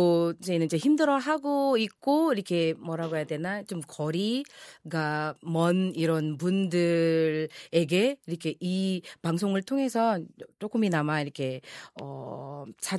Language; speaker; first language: Korean; non-native, fluent; Filipino